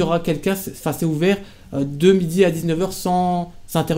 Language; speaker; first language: French; native; French